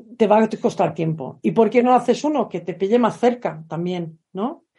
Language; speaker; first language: Spanish; non-native, fluent; Swedish